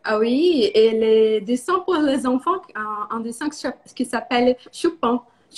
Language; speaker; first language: French; non-native, learner; Portuguese